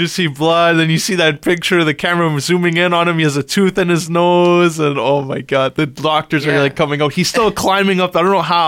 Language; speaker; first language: English; native; English